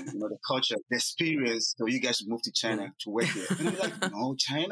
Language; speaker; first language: English; non-native, local second language; Akan